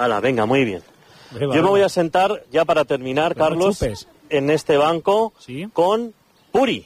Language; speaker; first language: Spanish; native; Spanish